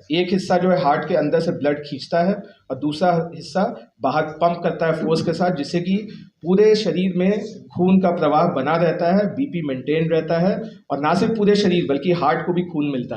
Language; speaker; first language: Hindi; native; Hindi